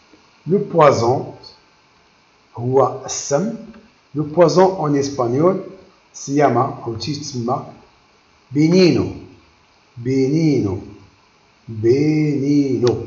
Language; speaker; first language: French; non-native, local second language; Arabic